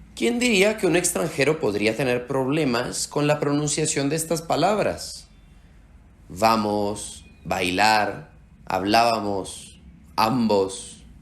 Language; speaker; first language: Spanish; early bilingual, heritage; Slovak